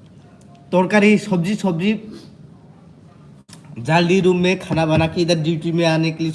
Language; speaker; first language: Hindi; non-native, local second language; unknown